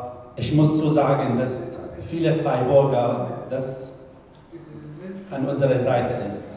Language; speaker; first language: German; non-native, fluent; Arabic